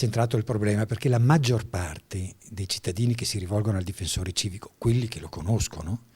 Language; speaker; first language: Italian; native; Italian